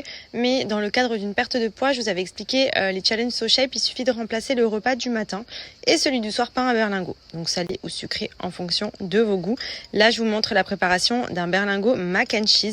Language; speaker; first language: French; native; French